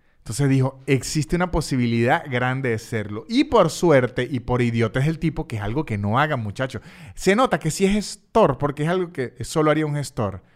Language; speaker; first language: Spanish; native; Spanish